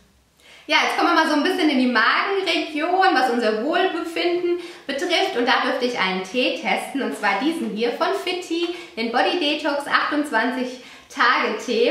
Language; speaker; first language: German; native; German